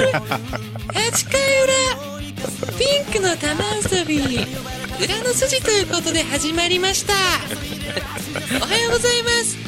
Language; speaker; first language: Japanese; native; Japanese